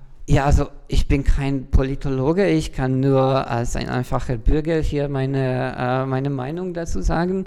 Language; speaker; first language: German; non-native, fluent; Hungarian